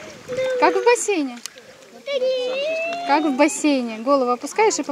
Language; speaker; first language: Russian; native; Russian